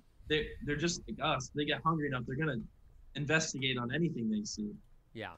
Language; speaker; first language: English; native; English